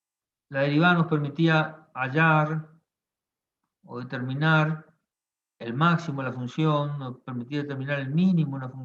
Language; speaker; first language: Spanish; native; Spanish